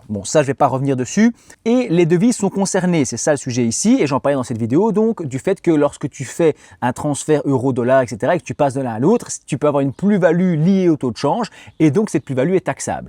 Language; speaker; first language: French; native; French